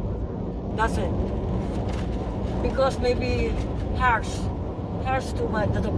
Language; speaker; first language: English; non-native, learner; Filipino